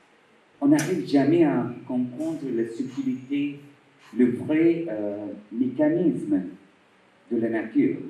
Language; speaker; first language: French; non-native, fluent; Bangla